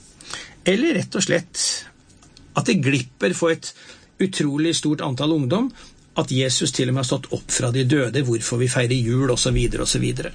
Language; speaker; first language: Norwegian; native; Norwegian